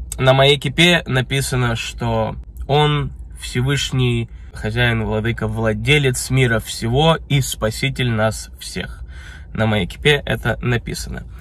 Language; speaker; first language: Russian; early bilingual, heritage; Russian